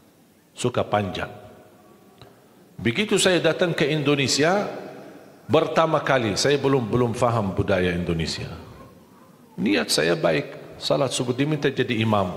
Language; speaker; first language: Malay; non-native, fluent; Arabic